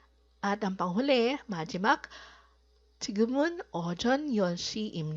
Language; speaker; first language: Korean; non-native, fluent; Filipino